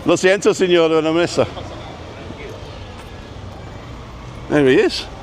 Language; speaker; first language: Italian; non-native, learner; English